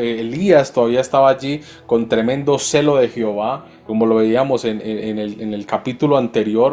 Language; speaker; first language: Spanish; native; Spanish